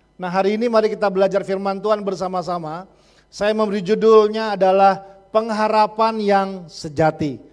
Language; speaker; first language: Indonesian; native; Indonesian